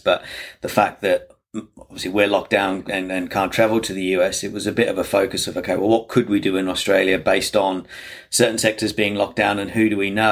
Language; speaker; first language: English; native; English